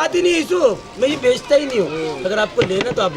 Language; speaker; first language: Hindi; non-native, local second language; Bangla